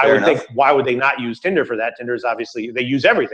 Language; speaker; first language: English; native; English